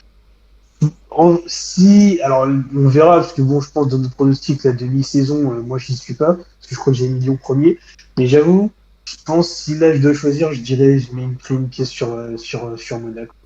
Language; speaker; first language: French; native; French